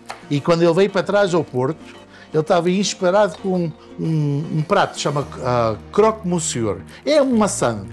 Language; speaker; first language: Portuguese; early bilingual, heritage; Portuguese